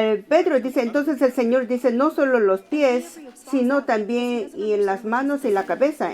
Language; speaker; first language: Spanish; non-native, fluent; Korean